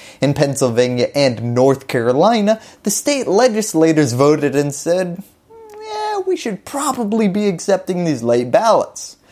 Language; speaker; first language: English; native; English